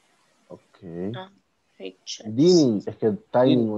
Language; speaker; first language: Spanish; native; Spanish